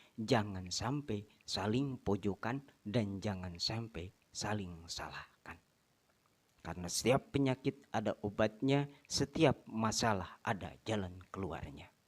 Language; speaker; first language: Indonesian; non-native, local second language; Sundanese